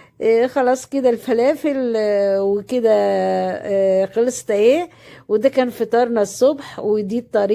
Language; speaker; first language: Arabic; native; Arabic